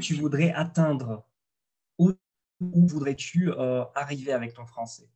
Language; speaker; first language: French; non-native, local second language; Arabic